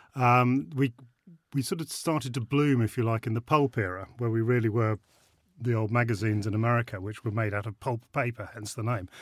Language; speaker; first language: English; native; English